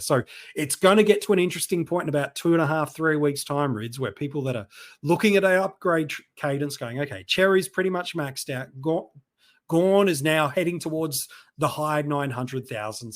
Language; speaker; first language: English; native; English